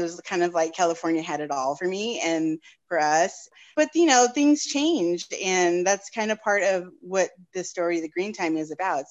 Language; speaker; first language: English; native; English